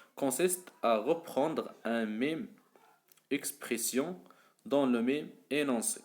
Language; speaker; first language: French; non-native, local second language; Arabic